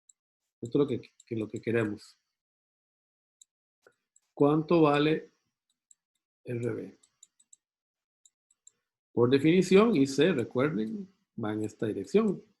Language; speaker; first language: Spanish; native; Spanish